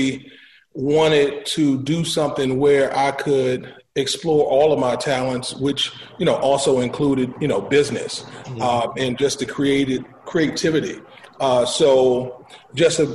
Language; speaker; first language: English; native; English